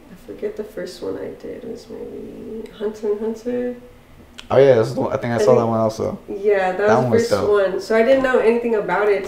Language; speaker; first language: English; native; English